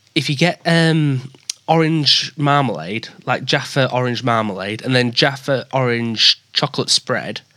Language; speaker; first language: English; native; English